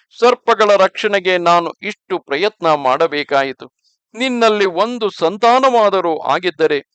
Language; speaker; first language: Kannada; native; Kannada